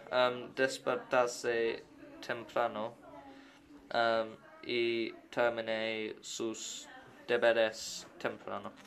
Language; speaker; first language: Spanish; non-native, learner; English